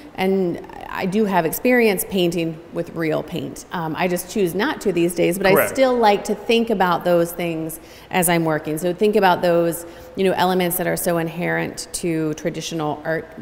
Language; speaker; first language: English; native; English